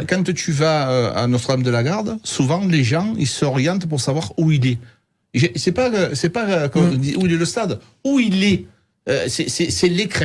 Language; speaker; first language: French; native; French